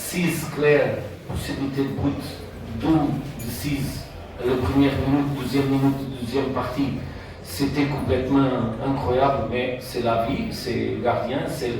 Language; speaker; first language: French; non-native, fluent; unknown